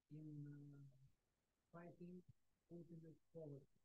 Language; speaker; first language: English; non-native, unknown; Bulgarian